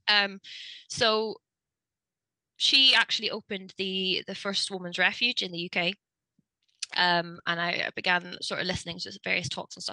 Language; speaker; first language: English; native; English